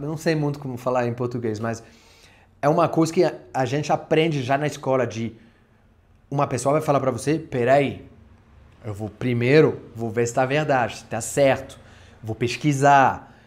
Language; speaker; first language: Portuguese; non-native, fluent; French